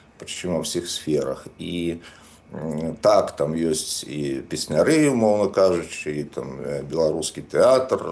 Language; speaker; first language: Belarusian; native; Belarusian